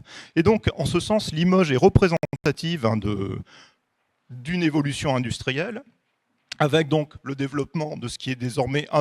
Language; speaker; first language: French; native; French